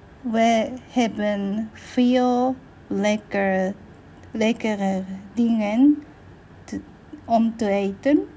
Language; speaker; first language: Dutch; non-native, learner; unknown